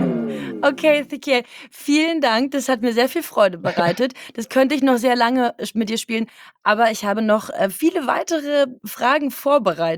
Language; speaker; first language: German; native; German